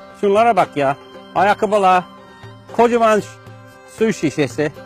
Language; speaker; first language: Turkish; non-native, learner; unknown